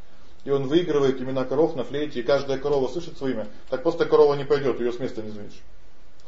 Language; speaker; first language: Russian; native; Russian